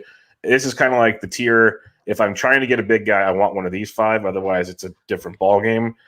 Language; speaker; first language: English; native; English